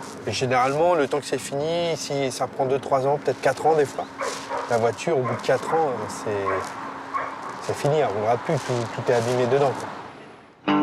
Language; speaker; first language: French; native; French